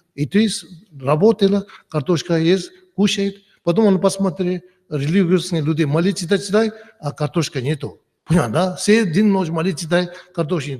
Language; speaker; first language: Russian; non-native, learner; Tibetan